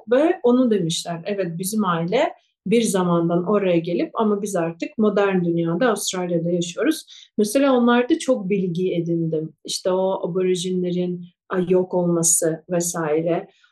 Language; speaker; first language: Turkish; non-native, fluent; Russian